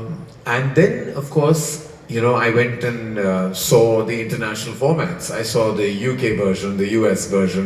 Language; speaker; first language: English; non-native, local second language; Hindi